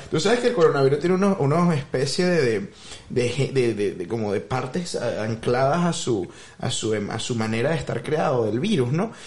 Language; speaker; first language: Spanish; native; Spanish